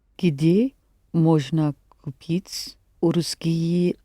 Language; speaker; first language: Russian; non-native, learner; English